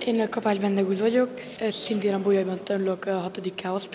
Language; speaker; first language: Hungarian; native; Hungarian